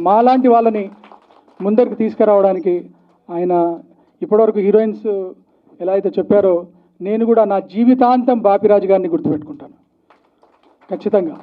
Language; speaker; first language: Telugu; native; Telugu